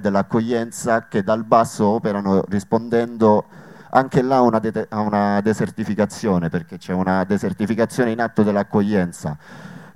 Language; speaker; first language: Italian; native; Italian